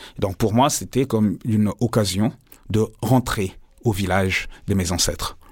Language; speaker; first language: French; non-native, local second language; Lingala